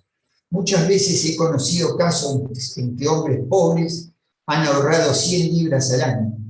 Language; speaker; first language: Spanish; native; Spanish